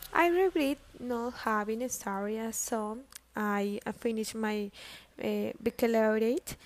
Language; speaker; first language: English; non-native, learner; Spanish